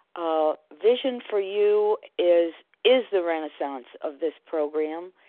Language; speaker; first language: English; native; English